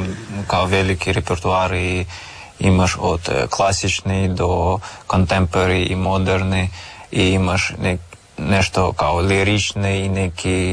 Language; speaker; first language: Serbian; non-native, learner; Russian